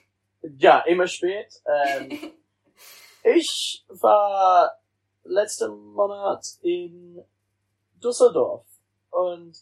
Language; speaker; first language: German; non-native, learner; English